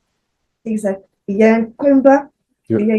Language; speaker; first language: French; native; French